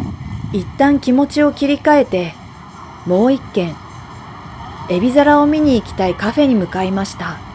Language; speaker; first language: Japanese; native; Japanese